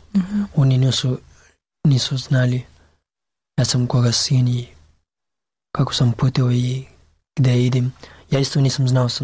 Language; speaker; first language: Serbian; non-native, learner; Pashto